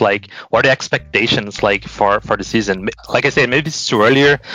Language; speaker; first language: English; non-native, fluent; Portuguese